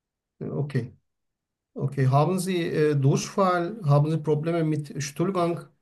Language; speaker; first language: German; non-native, learner; Turkish